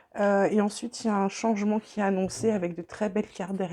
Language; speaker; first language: French; native; French